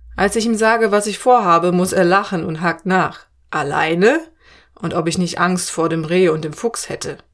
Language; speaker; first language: German; native; German